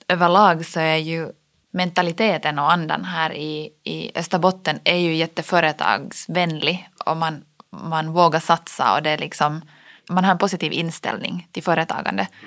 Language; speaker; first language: Swedish; native; Swedish